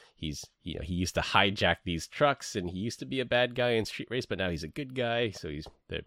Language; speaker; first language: English; native; English